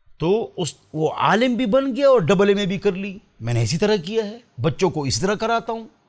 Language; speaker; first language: Urdu; non-native, local second language; Pashto